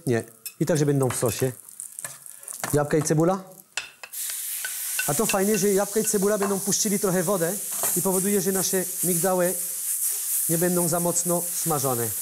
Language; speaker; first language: Polish; non-native, learner; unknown